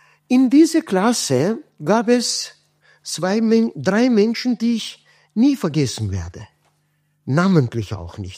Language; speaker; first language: German; non-native, fluent; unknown